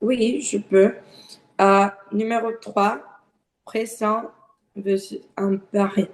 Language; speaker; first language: French; non-native, learner; Portuguese